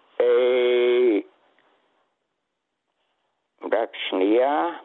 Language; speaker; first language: Hebrew; non-native, fluent; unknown